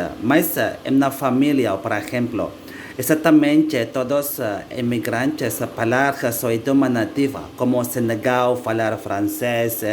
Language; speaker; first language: Portuguese; non-native, learner; Indonesian